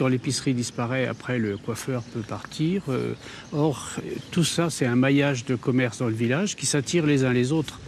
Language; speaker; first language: French; native; French